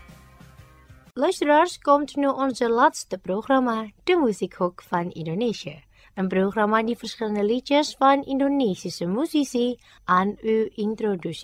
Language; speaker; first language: Dutch; non-native, fluent; Indonesian